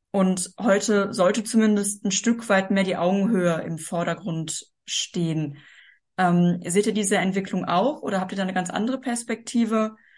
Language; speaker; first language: German; native; German